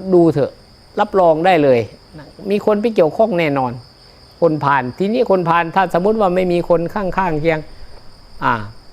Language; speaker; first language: Thai; native; Thai